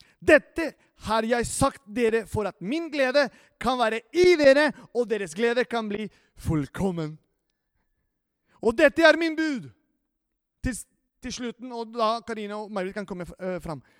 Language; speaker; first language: Norwegian; non-native, fluent; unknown